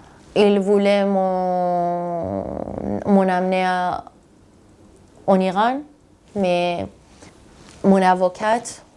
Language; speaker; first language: French; non-native, learner; Persian